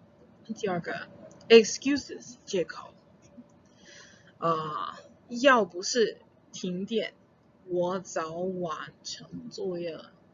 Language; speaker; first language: Chinese; non-native, fluent; English